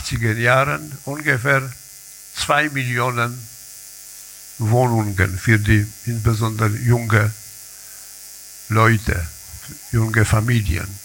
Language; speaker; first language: German; non-native, learner; Polish